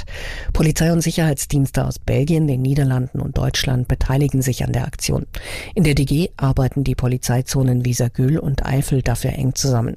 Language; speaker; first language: German; native; German